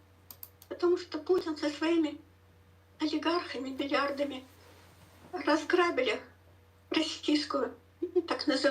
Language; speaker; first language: Russian; native; Russian